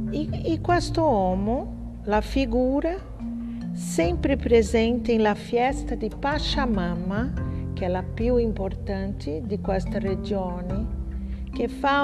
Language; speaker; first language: Italian; non-native, fluent; Portuguese